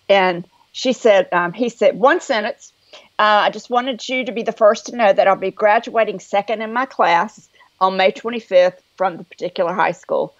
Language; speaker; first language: English; native; English